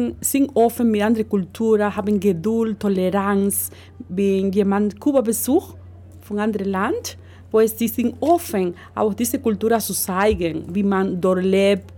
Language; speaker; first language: German; non-native, learner; Spanish